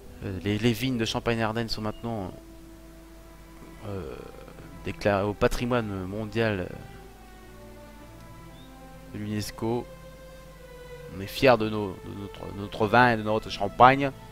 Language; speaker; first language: French; native; French